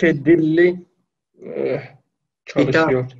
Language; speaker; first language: Turkish; non-native, learner; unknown